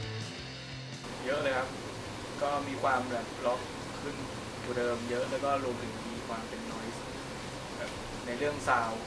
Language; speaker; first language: Thai; native; Thai